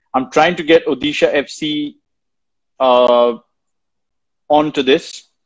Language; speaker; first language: English; non-native, local second language; Hindi